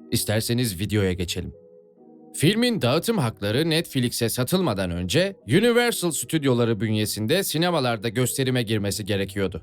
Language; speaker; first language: Turkish; native; Turkish